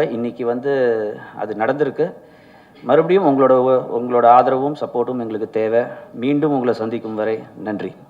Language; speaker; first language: Tamil; native; Tamil